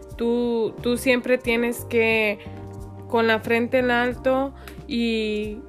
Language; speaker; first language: Spanish; early bilingual, heritage; Spanish